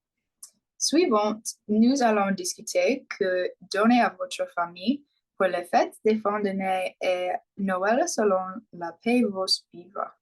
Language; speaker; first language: French; non-native, learner; English